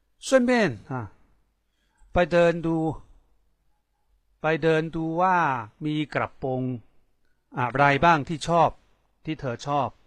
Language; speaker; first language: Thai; non-native, fluent; Chinese